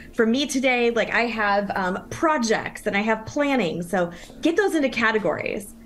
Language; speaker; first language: English; native; English